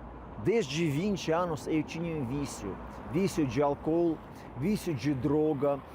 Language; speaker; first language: Portuguese; non-native, fluent; Russian